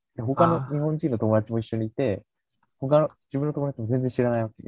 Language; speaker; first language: Japanese; native; Japanese